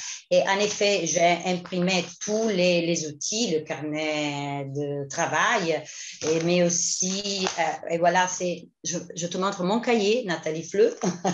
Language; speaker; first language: French; non-native, fluent; Italian